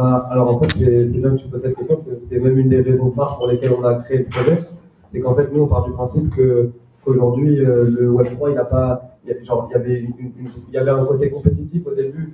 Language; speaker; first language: French; native; French